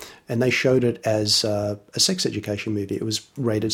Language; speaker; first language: English; native; English